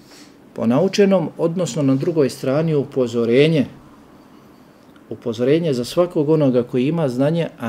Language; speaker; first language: Serbian; native; Serbian